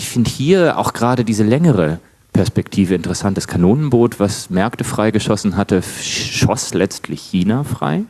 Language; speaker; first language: German; native; German